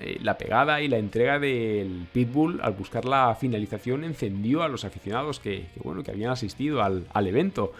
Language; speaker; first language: Spanish; native; Spanish